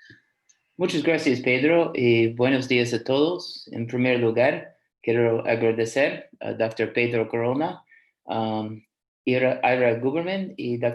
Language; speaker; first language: Spanish; non-native, fluent; English